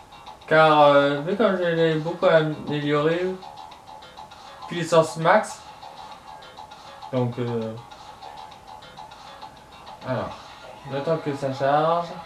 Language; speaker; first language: French; native; French